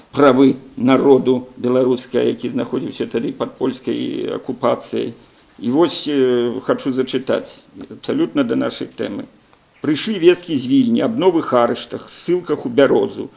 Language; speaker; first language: Belarusian; native; Belarusian